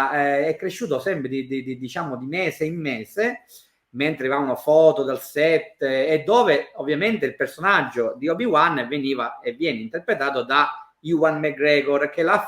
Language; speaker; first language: Italian; native; Italian